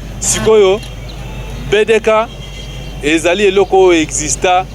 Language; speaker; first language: Lingala; non-native, local second language; Kongo